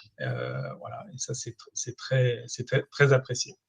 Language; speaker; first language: French; native; French